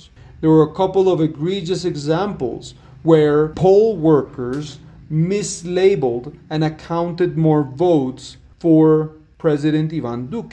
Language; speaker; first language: English; non-native, fluent; Spanish